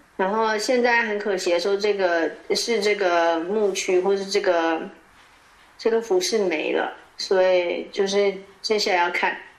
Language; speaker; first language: Chinese; native; Chinese